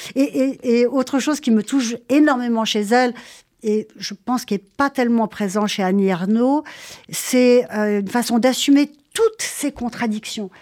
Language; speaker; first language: French; native; French